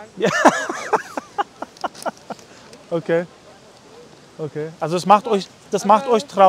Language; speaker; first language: German; native; German